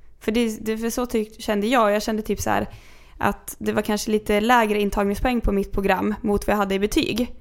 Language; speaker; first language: Swedish; native; Swedish